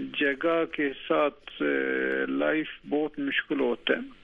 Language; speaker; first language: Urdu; non-native, learner; Turkish